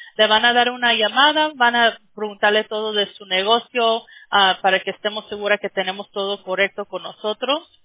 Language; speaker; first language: Spanish; early bilingual, heritage; Spanish